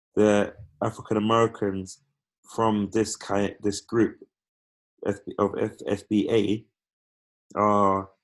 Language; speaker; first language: English; native; English